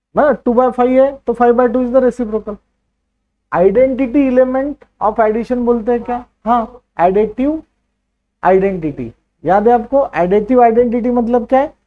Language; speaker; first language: Hindi; non-native, local second language; Marathi